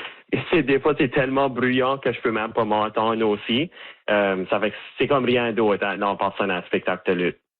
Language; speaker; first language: French; native; French